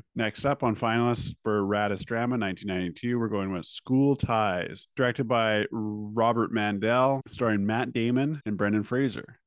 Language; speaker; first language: English; native; English